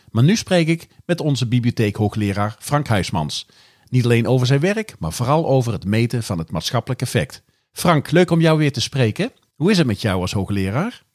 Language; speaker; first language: Dutch; native; Dutch